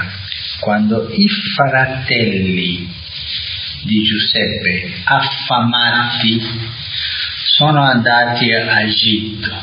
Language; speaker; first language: Italian; non-native, fluent; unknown